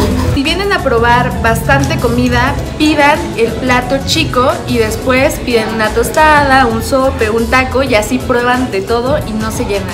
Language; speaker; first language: Spanish; native; Spanish